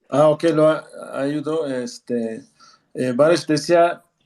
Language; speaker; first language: Spanish; non-native, fluent; Turkish